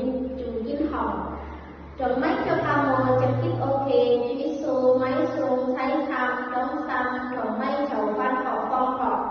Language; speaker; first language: Cantonese; non-native, learner; Indonesian